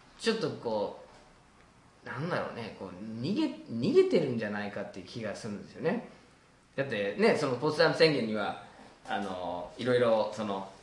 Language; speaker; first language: Japanese; non-native, fluent; English